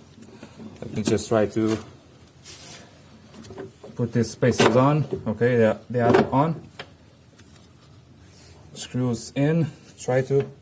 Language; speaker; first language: English; non-native, fluent; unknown